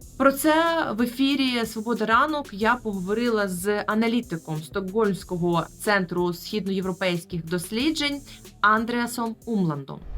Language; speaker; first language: Ukrainian; native; Ukrainian